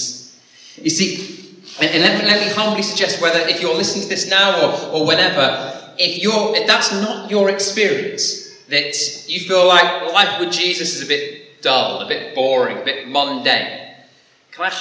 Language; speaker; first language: English; native; English